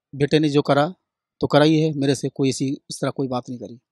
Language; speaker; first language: Hindi; native; Hindi